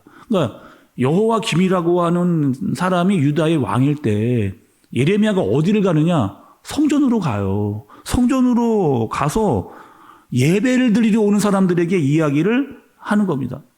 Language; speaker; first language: Korean; native; Korean